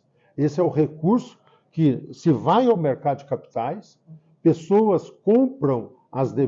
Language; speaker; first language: Portuguese; native; Portuguese